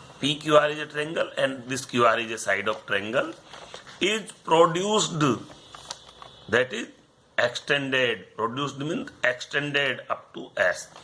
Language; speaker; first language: English; non-native, local second language; Hindi